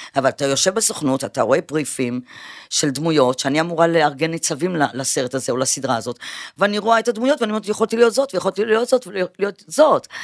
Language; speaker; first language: Hebrew; early bilingual, other home language; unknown